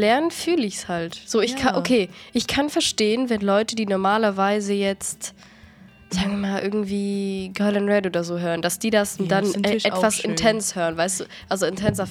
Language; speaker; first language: German; native; German